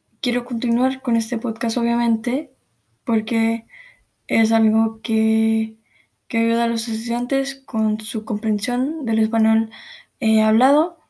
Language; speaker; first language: Spanish; early bilingual, heritage; Spanish